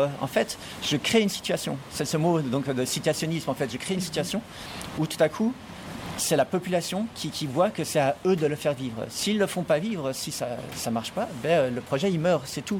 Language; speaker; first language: French; native; French